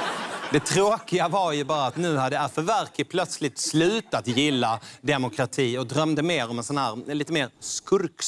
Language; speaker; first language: Swedish; native; Swedish